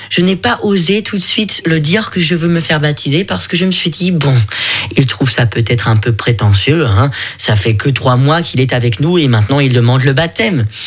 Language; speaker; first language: French; non-native, fluent; German